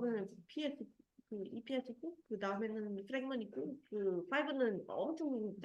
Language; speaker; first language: Korean; non-native, fluent; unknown